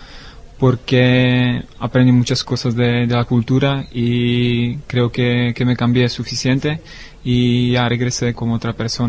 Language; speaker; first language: Spanish; non-native, learner; Czech